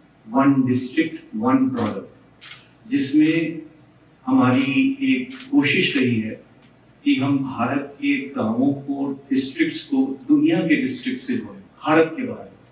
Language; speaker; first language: Hindi; native; Hindi